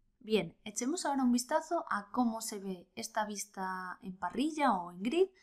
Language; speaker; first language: Spanish; native; Spanish